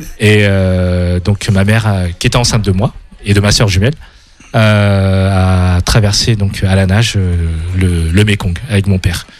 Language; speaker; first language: French; early bilingual, other home language; Hmong